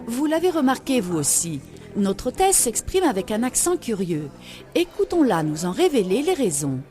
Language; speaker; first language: French; native; French